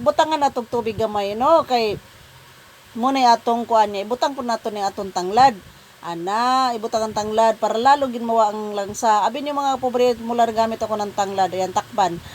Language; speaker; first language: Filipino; non-native, local second language; Cebuano